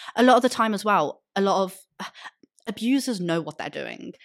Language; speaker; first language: English; native; English